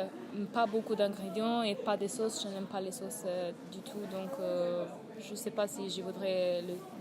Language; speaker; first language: French; non-native, fluent; Italian